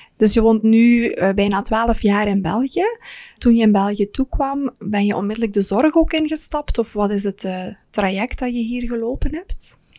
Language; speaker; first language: Dutch; native; Dutch